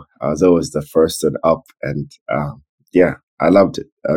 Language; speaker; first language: English; early bilingual, other home language; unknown